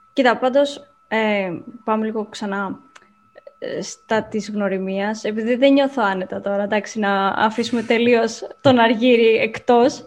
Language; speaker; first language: Greek; native; Greek